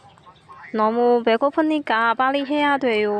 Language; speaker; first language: Korean; non-native, learner; Burmese